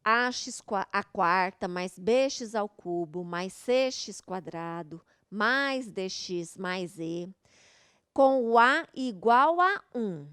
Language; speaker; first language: Portuguese; native; Portuguese